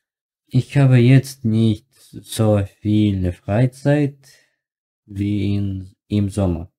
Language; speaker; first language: German; non-native, learner; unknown